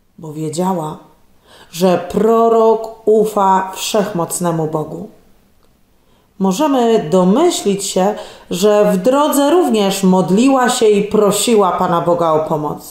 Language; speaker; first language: Polish; native; Polish